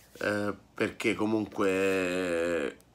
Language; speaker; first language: Italian; native; Italian